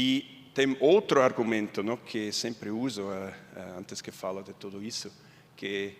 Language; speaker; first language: Portuguese; non-native, fluent; Swiss German